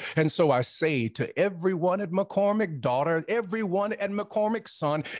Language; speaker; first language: English; native; English